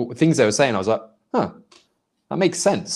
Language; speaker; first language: English; native; English